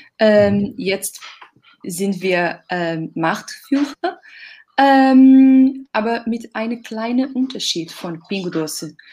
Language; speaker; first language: German; non-native, learner; Portuguese